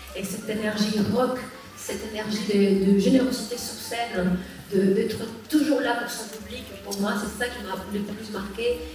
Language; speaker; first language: French; early bilingual, other home language; Spanish